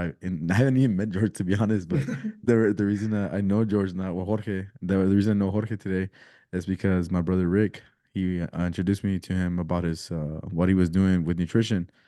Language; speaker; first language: English; early bilingual, other home language; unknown